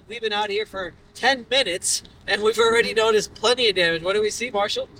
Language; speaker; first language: English; native; English